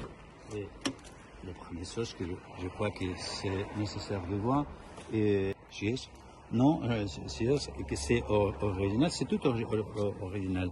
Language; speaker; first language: French; non-native, learner; Spanish